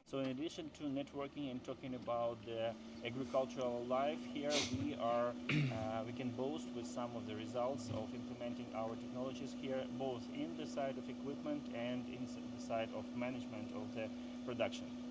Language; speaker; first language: English; non-native, fluent; Ukrainian